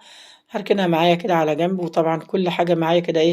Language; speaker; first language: Arabic; native; Arabic